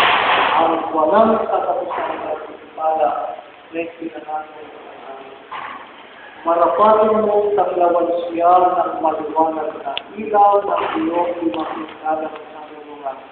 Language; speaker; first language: Filipino; native; Filipino